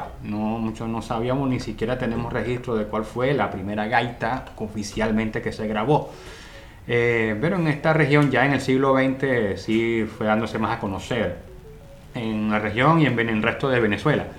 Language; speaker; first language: Spanish; native; Spanish